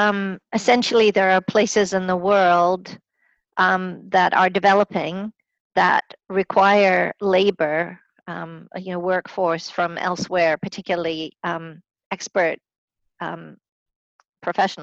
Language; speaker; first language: English; native; English